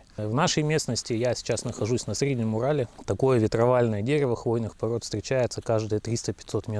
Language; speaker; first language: Russian; native; Russian